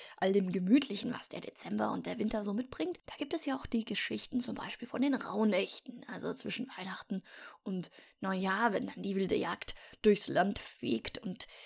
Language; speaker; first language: German; native; German